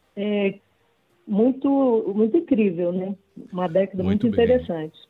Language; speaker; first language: Portuguese; native; Portuguese